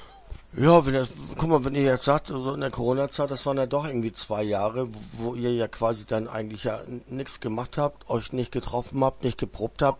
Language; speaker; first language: German; native; German